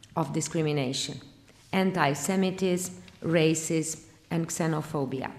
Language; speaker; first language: English; non-native, fluent; Romanian